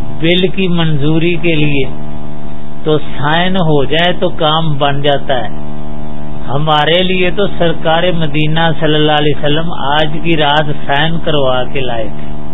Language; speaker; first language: Urdu; non-native, local second language; Dogri